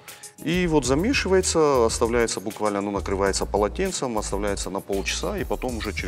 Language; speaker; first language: Russian; native; Russian